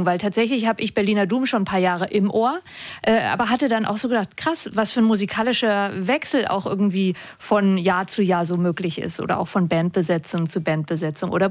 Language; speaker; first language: German; native; German